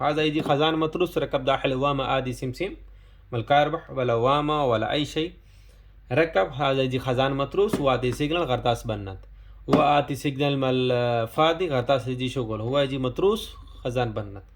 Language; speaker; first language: Arabic; non-native, learner; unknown